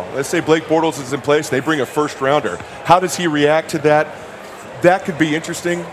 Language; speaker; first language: English; native; English